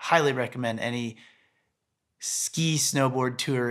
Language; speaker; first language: English; native; English